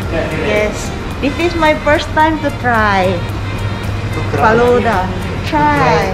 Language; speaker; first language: English; non-native, learner; Filipino